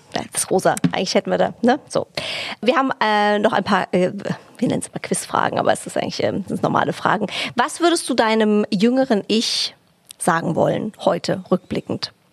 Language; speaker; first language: German; native; German